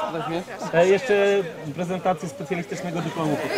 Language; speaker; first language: Polish; native; Polish